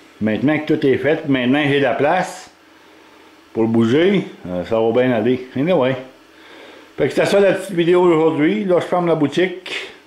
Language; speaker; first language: French; native; French